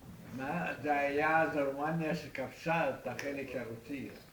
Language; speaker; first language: Hebrew; non-native, fluent; Romanian